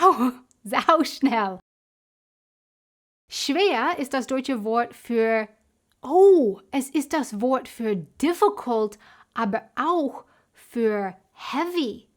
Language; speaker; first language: German; non-native, fluent; English